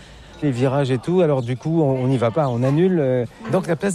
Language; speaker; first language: French; native; French